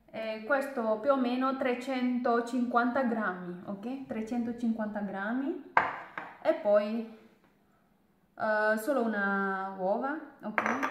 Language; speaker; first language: Italian; non-native, learner; Indonesian